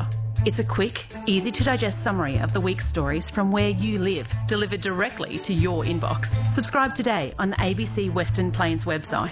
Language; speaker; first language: English; native; English